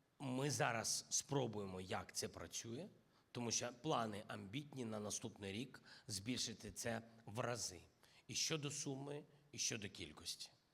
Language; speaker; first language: Ukrainian; non-native, local second language; Russian